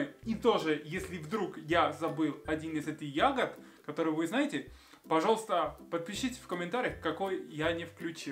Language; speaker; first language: Russian; non-native, fluent; Spanish